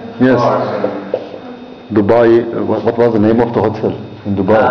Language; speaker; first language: English; non-native, fluent; Turkish